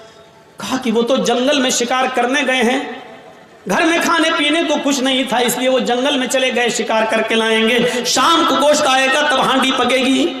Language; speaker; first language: Urdu; native; Urdu